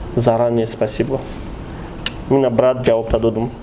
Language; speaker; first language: Russian; non-native, local second language; Tajik